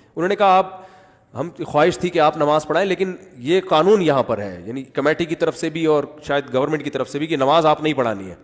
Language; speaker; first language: Urdu; native; Urdu